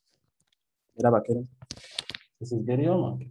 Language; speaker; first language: Turkish; non-native, learner; French